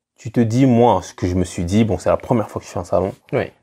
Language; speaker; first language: French; native; French